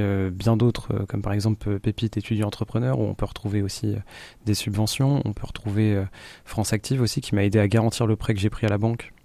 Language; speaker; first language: French; native; French